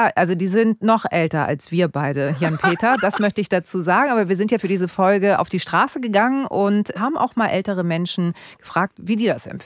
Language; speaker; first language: German; native; German